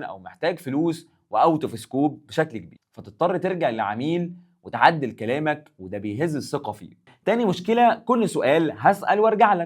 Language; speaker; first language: Arabic; native; Arabic